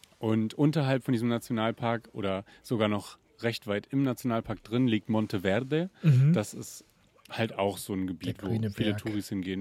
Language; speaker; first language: German; native; German